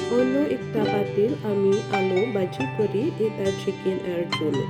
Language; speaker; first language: Bangla; non-native, learner; Filipino